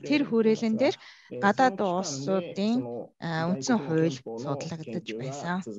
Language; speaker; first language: Mongolian; non-native, fluent; Japanese